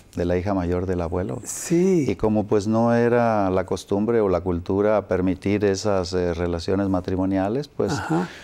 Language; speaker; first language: Spanish; native; Spanish